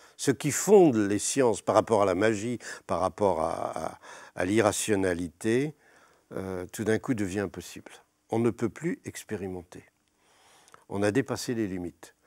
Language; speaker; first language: French; native; French